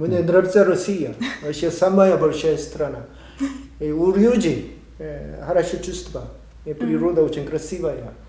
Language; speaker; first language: Russian; non-native, learner; Korean